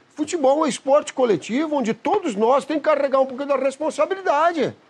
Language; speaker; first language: Portuguese; native; Portuguese